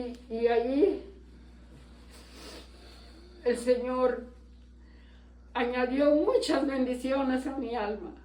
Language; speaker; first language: Spanish; native; Spanish